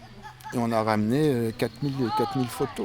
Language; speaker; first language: French; native; French